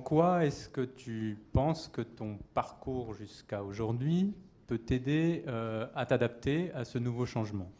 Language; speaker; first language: French; native; French